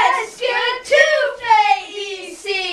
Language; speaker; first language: French; non-native, learner; English